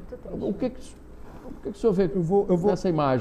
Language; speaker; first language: Portuguese; native; Portuguese